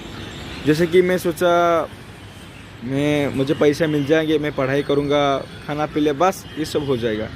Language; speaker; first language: Hindi; non-native, local second language; Odia